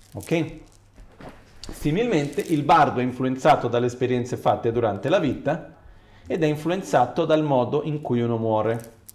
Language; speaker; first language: Italian; non-native, fluent; Portuguese